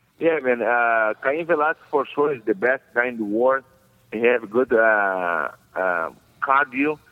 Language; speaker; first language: English; non-native, learner; Portuguese